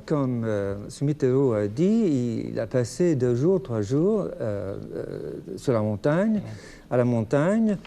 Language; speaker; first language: French; non-native, fluent; English